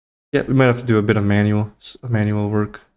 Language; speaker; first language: English; native; English